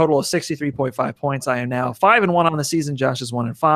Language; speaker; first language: English; native; English